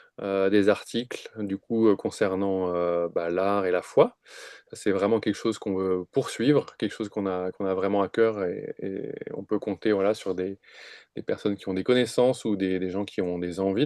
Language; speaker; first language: French; native; French